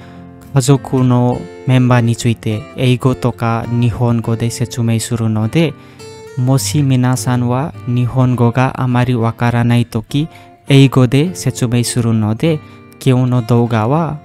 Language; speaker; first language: Japanese; non-native, fluent; Indonesian